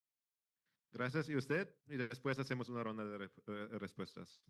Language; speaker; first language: Spanish; non-native, fluent; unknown